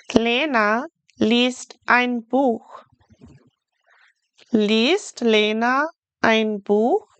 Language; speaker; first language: German; non-native, fluent; English